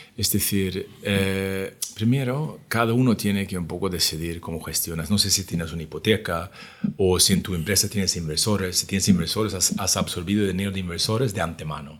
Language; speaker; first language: Spanish; non-native, fluent; Swedish